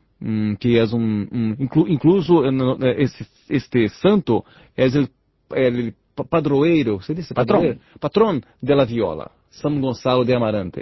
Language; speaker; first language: Spanish; non-native, learner; Portuguese